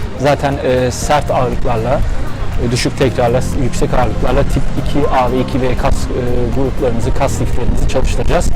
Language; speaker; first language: Turkish; native; Turkish